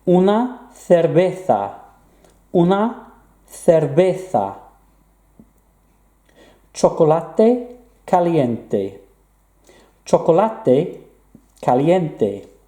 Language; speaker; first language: Spanish; non-native, fluent; English